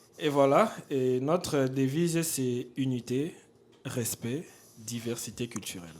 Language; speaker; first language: French; non-native, local second language; Lingala